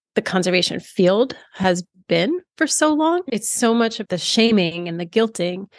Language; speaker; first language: English; native; English